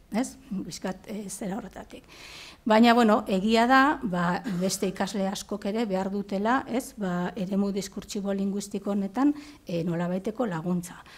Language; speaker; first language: Basque; native; Basque